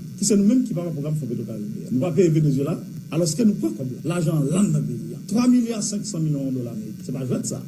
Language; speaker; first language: Haitian Creole; native; Haitian Creole